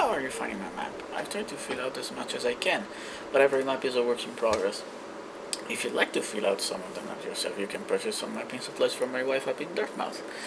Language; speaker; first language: English; non-native, fluent; Italian